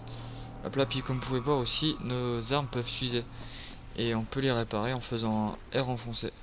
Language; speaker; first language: French; native; French